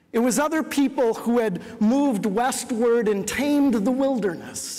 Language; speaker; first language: English; native; English